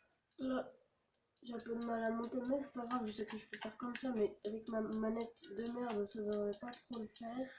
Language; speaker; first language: French; native; French